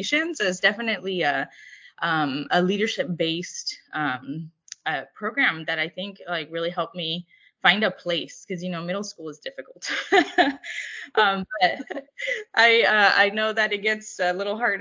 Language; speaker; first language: English; early bilingual, other home language; Spanish